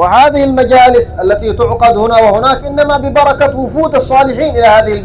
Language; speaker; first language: Arabic; native; Arabic